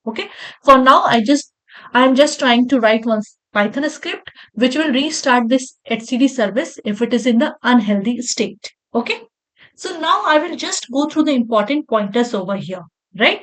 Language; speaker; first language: English; non-native, local second language; Hindi